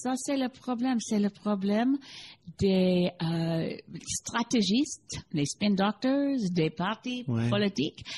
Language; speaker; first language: French; non-native, learner; English